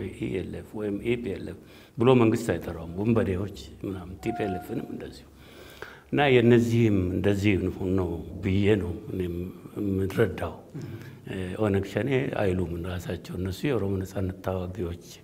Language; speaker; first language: Amharic; non-native, local second language; Oromo